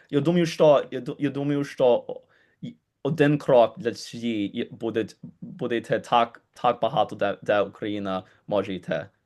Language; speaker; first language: Ukrainian; early bilingual, heritage; Ukrainian